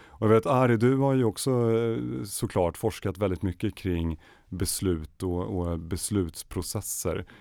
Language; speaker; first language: Swedish; native; Swedish